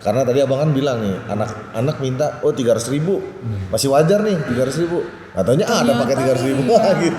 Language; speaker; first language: Indonesian; native; Indonesian